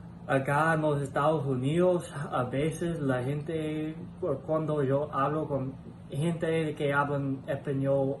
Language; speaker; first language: Spanish; non-native, learner; English